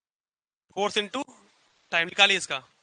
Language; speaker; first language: Hindi; native; Hindi